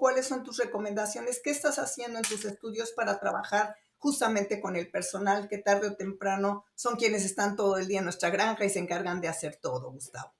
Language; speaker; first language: Spanish; native; Spanish